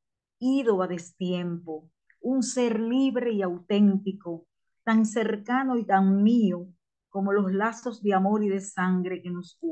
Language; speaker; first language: Spanish; native; Spanish